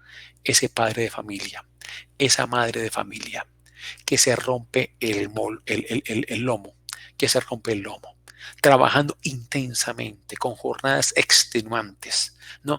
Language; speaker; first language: Spanish; native; Spanish